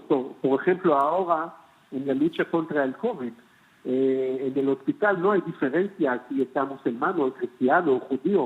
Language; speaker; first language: Spanish; non-native, fluent; Hebrew